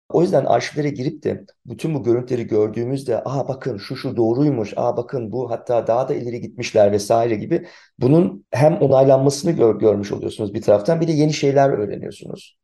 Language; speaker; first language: Turkish; early bilingual, heritage; Turkish